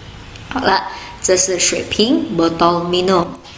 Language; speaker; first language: Chinese; non-native, fluent; Indonesian